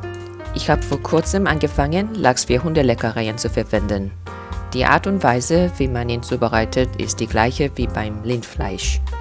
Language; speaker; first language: German; non-native, fluent; Korean